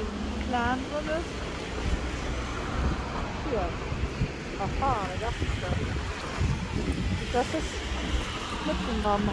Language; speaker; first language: German; native; German